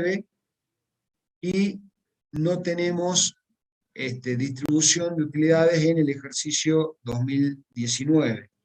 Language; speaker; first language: Spanish; native; Spanish